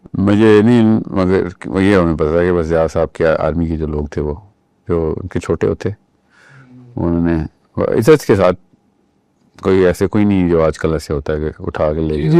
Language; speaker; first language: Urdu; early bilingual, heritage; Urdu